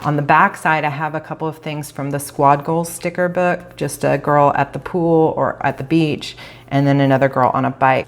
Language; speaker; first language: English; native; English